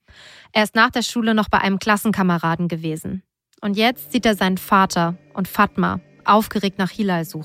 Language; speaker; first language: German; native; German